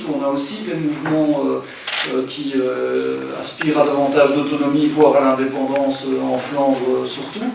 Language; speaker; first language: French; native; French